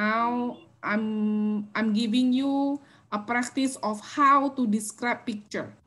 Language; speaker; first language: English; non-native, fluent; Indonesian